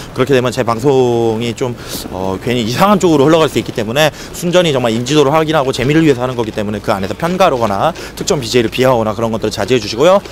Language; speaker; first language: Korean; native; Korean